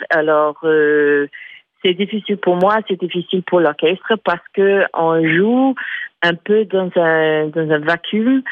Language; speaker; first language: French; non-native, fluent; English